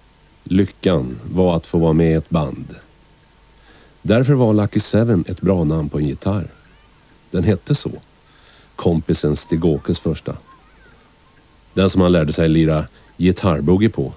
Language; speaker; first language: Swedish; native; Swedish